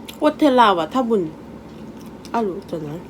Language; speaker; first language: Japanese; non-native, learner; Thai